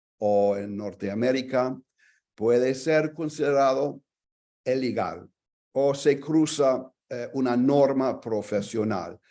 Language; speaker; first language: Spanish; non-native, fluent; English